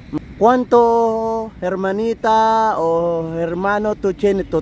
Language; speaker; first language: Spanish; non-native, learner; Filipino